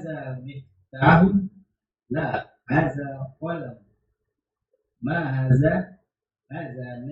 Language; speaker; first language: Arabic; non-native, learner; Indonesian